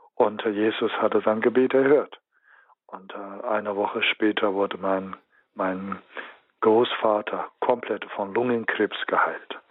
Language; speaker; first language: German; non-native, fluent; Chinese